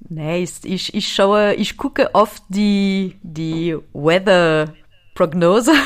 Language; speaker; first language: German; non-native, fluent; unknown